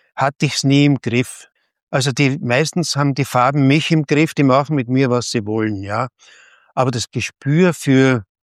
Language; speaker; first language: German; native; German